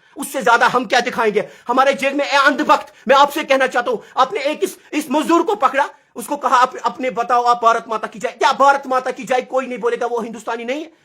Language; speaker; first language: Urdu; non-native, local second language; Kashmiri